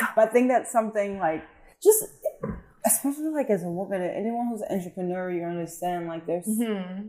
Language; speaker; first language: English; early bilingual, other home language; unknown